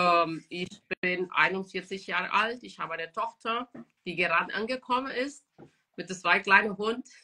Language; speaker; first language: German; non-native, fluent; Portuguese